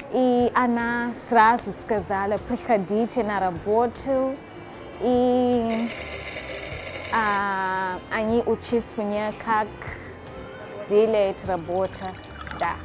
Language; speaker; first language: Russian; non-native, learner; Shona